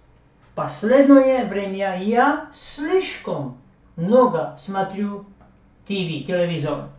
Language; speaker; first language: Russian; non-native, fluent; Slovak